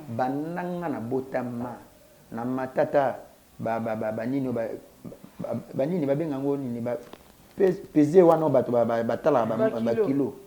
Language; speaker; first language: Lingala; non-native, local second language; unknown